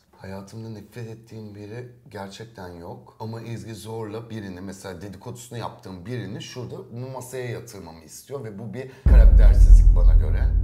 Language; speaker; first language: Turkish; native; Turkish